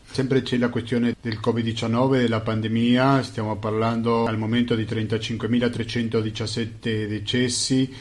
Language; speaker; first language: Italian; non-native, fluent; Spanish